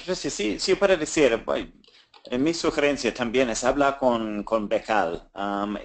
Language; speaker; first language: Spanish; non-native, fluent; English